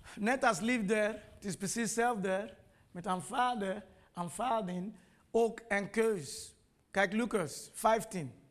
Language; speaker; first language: Dutch; non-native, fluent; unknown